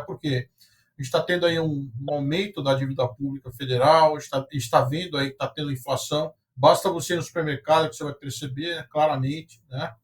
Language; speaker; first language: Portuguese; native; Portuguese